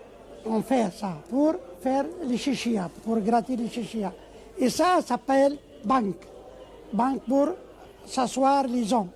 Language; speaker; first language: French; non-native, learner; Arabic